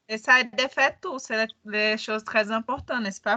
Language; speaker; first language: French; non-native, learner; Portuguese